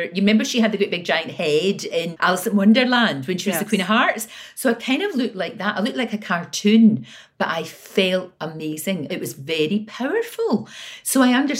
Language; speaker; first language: English; native; English